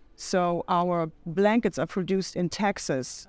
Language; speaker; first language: English; non-native, fluent; German